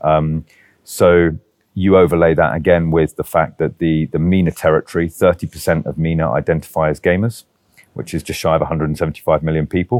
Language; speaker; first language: English; native; English